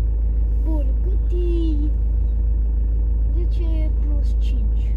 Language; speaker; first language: Romanian; early bilingual, heritage; Romanian